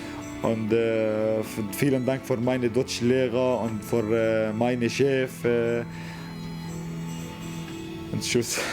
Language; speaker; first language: German; non-native, learner; Arabic